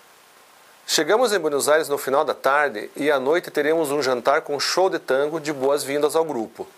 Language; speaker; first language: Portuguese; native; Portuguese